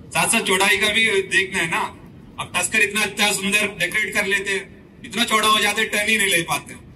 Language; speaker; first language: Hindi; non-native, local second language; Telugu